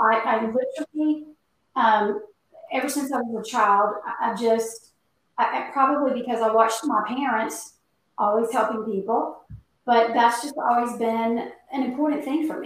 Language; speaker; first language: English; native; English